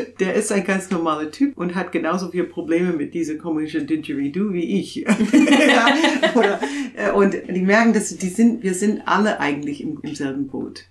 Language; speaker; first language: German; non-native, fluent; English